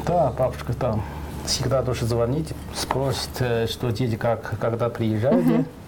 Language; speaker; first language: Russian; non-native, learner; Chinese